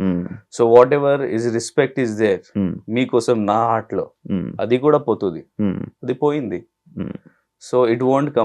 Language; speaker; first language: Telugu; non-native, learner; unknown